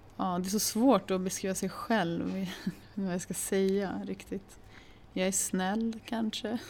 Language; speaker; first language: Swedish; early bilingual, other home language; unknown